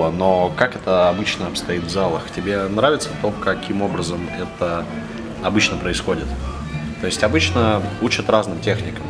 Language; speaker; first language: Russian; native; Russian